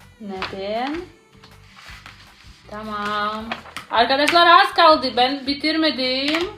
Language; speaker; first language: Turkish; non-native, learner; Russian